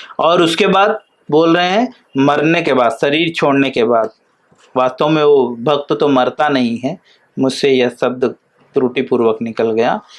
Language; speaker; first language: Hindi; native; Hindi